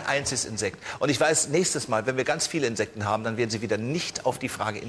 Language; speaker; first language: German; native; German